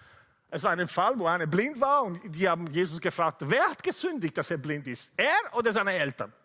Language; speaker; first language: German; non-native, fluent; Italian